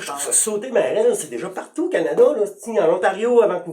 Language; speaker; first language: French; native; French